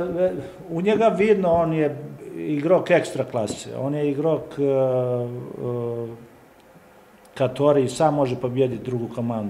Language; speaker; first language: Russian; non-native, learner; Serbian